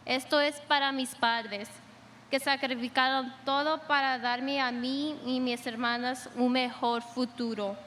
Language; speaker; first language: Spanish; early bilingual, heritage; Spanish